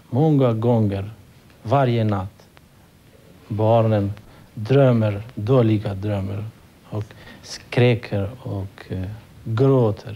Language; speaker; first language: Swedish; non-native, learner; Albanian